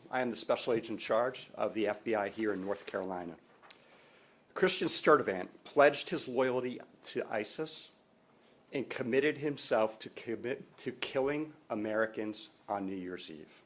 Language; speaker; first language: English; native; English